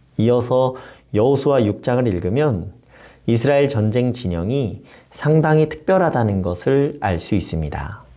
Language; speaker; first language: Korean; native; Korean